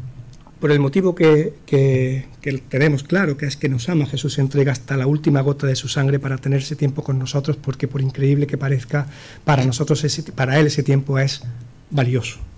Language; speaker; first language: Spanish; native; Spanish